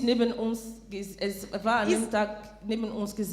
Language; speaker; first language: German; non-native, fluent; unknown